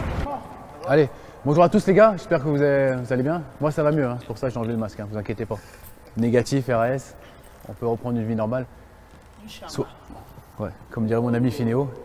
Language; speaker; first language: French; native; French